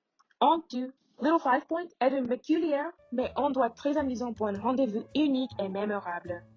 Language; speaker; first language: French; non-native, learner; English